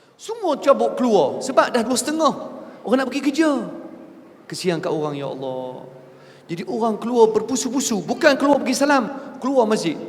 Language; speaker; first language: Malay; non-native, fluent; Arabic